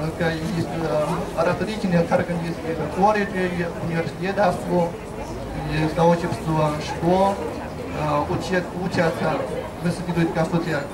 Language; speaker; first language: Russian; non-native, fluent; Chinese